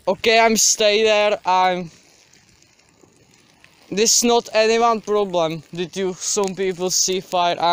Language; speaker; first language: English; non-native, learner; Czech